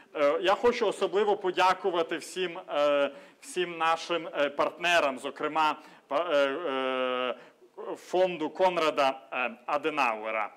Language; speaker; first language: Ukrainian; native; Ukrainian